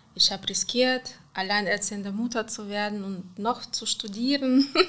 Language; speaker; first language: German; non-native, fluent; Romanian